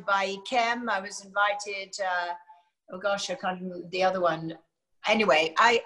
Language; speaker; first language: English; native; English